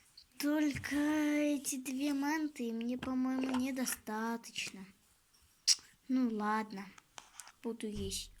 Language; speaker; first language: Russian; non-native, local second language; Kazakh